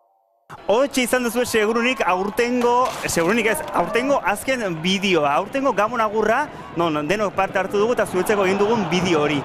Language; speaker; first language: Basque; native; Basque